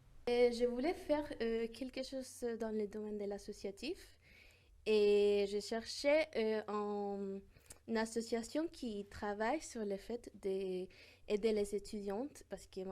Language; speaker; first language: French; non-native, fluent; Spanish